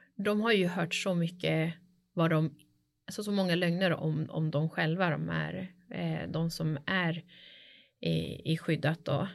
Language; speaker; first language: Swedish; early bilingual, other home language; Spanish